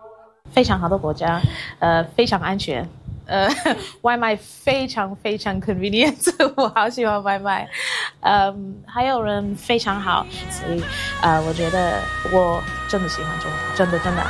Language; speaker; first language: Chinese; non-native, fluent; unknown